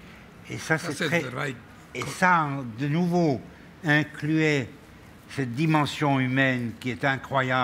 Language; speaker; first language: French; non-native, fluent; German